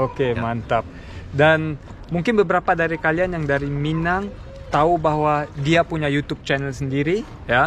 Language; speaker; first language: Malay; early bilingual, heritage; Indonesian